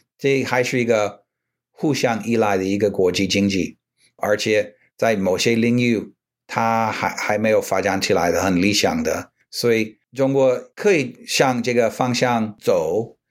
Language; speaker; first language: Chinese; non-native, fluent; English